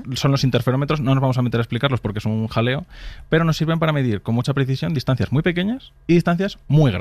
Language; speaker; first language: Spanish; native; Spanish